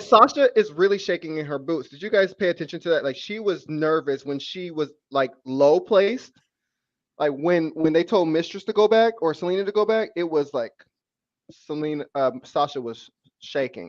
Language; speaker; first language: English; native; English